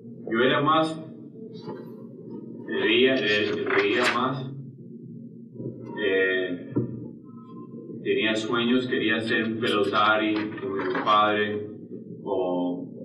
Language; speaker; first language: Spanish; early bilingual, heritage; English